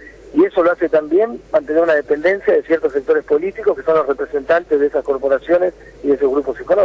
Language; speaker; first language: Spanish; native; Spanish